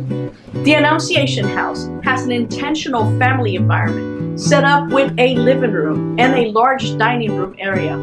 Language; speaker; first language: English; non-native, local second language; Spanish